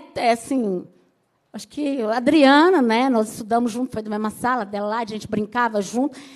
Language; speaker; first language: Portuguese; native; Portuguese